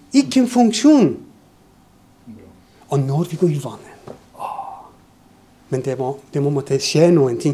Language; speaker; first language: Norwegian; non-native, fluent; Persian